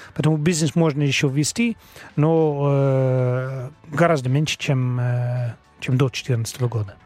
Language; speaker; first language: Russian; non-native, fluent; Dutch